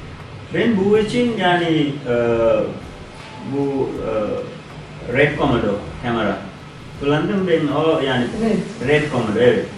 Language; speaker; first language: Turkish; non-native, learner; Sinhala